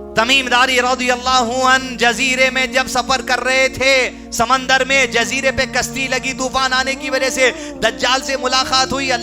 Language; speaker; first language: Urdu; native; Urdu